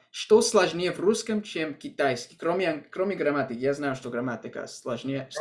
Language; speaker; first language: Russian; non-native, fluent; English